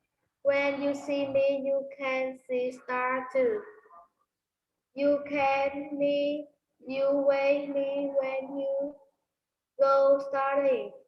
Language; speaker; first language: English; non-native, learner; Vietnamese